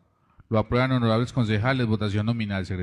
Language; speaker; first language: Spanish; native; Spanish